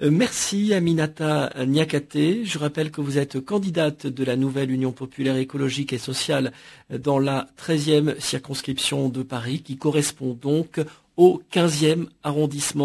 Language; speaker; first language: French; native; French